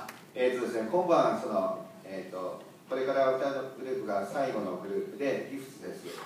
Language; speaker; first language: Japanese; native; Japanese